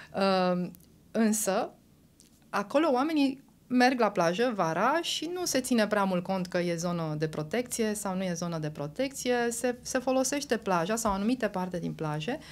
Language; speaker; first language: Romanian; native; Romanian